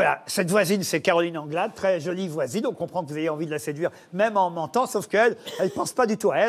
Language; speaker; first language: French; native; French